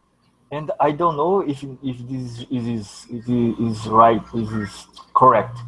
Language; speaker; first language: English; non-native, learner; Portuguese